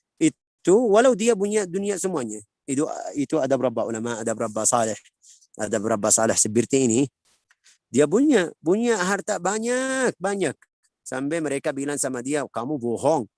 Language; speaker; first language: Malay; non-native, fluent; Arabic